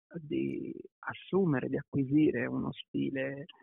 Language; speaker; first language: Italian; native; Italian